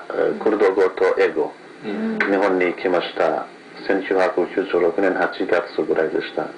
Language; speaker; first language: Japanese; non-native, learner; Kurdish